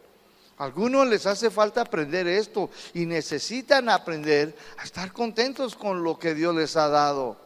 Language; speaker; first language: Spanish; native; Spanish